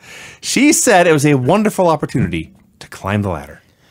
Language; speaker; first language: English; native; English